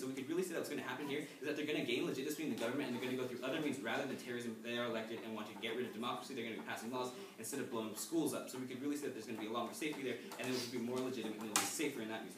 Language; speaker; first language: English; native; English